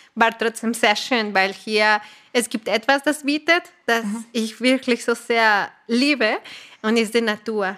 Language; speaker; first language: German; non-native, fluent; Spanish